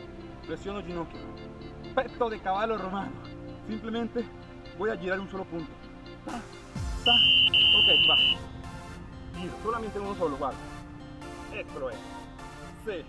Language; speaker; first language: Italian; non-native, learner; Spanish